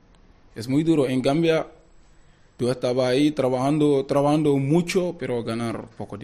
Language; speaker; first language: Spanish; non-native, learner; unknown